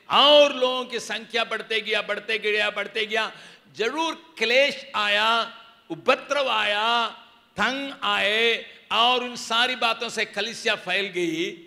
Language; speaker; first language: Hindi; non-native, local second language; Tamil